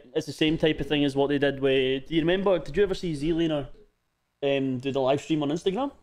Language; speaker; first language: English; native; English